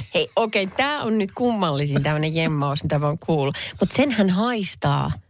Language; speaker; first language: Finnish; native; Finnish